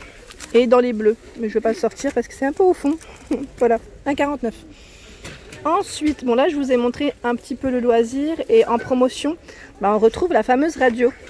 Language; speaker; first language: French; native; French